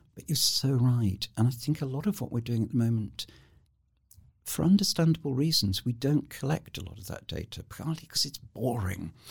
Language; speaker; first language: English; native; English